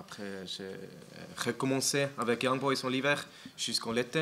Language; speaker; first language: French; non-native, learner; German